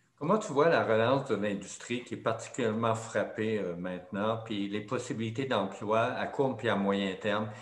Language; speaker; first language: French; native; French